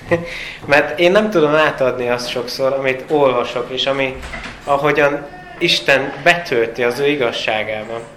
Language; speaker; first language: Hungarian; non-native, fluent; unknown